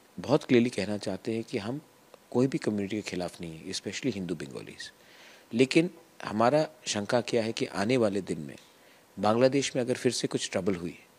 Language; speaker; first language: Hindi; non-native, local second language; Kok Borok